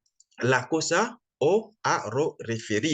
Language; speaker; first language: Spanish; non-native, fluent; French